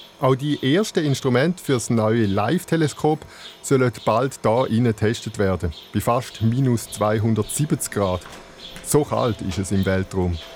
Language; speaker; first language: German; native; German